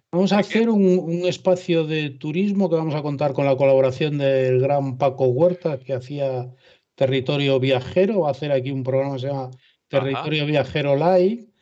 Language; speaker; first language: Spanish; native; Spanish